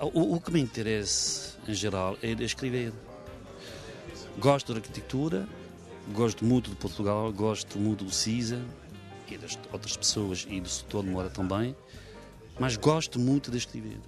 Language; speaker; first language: Portuguese; non-native, fluent; French